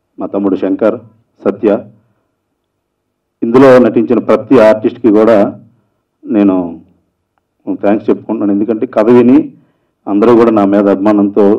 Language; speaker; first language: Telugu; native; Telugu